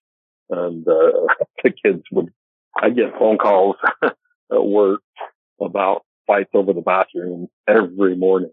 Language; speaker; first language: English; native; English